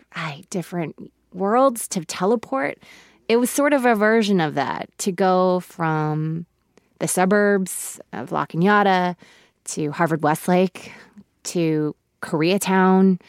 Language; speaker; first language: English; early bilingual, other home language; Korean